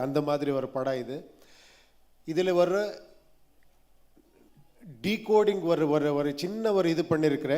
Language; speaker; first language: Tamil; non-native, learner; Kannada